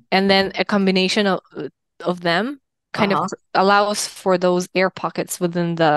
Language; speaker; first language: English; non-native, fluent; Russian